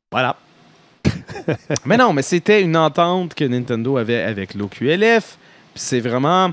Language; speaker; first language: French; native; French